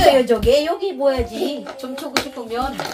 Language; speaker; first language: Korean; non-native, learner; Filipino